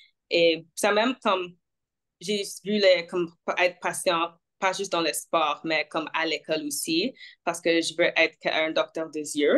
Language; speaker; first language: French; non-native, local second language; English